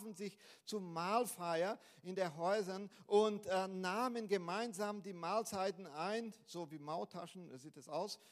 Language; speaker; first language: German; non-native, fluent; Portuguese